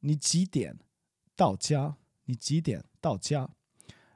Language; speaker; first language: Chinese; non-native, learner; English